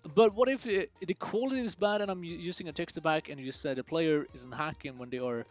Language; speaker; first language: English; non-native, fluent; Swedish